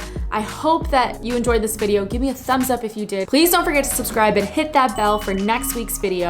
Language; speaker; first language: English; native; English